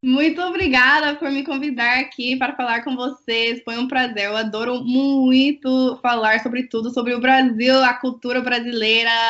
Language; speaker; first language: Portuguese; non-native, fluent; English